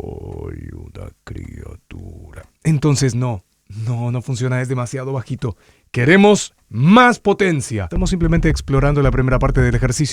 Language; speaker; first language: Spanish; native; Spanish